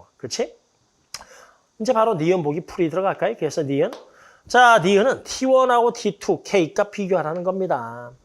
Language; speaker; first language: Korean; native; Korean